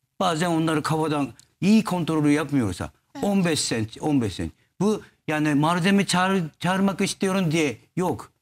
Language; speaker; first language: Turkish; non-native, learner; Japanese